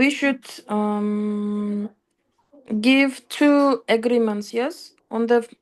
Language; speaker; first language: English; non-native, fluent; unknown